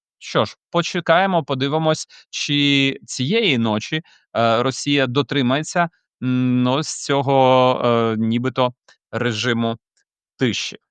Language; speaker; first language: Ukrainian; native; Ukrainian